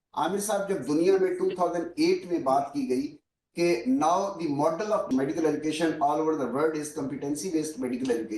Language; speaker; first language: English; non-native, local second language; Urdu